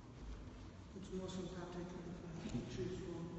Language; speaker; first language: English; non-native, learner; German